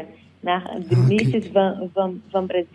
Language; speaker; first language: Dutch; non-native, learner; Portuguese